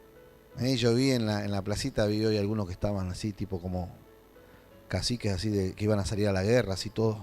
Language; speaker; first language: Spanish; native; Spanish